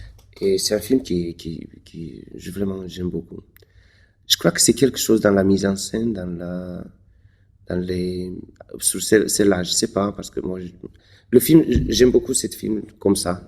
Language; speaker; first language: French; non-native, fluent; Romanian